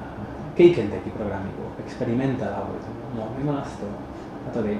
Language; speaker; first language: Japanese; non-native, fluent; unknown